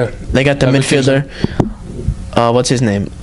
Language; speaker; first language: English; native; English